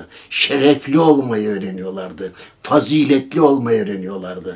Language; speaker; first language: Turkish; native; Turkish